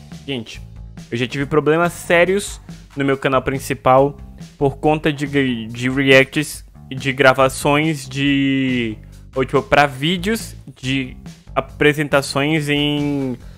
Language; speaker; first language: Portuguese; native; Portuguese